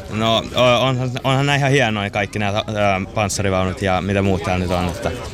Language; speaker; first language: Finnish; native; Finnish